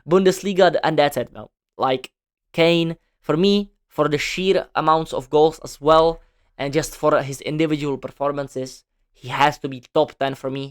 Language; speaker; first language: English; non-native, fluent; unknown